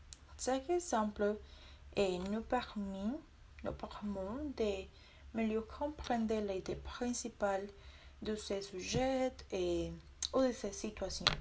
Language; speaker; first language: French; non-native, learner; Spanish